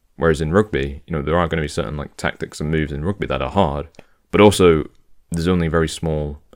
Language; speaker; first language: English; native; English